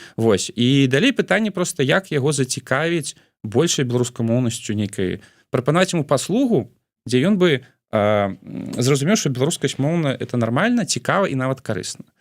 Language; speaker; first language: Belarusian; non-native, local second language; Russian